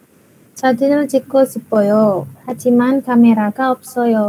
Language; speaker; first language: Korean; non-native, learner; Indonesian